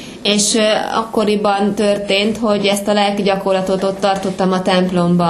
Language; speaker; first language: Hungarian; native; Hungarian